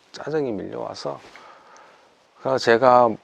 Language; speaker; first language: Korean; native; Korean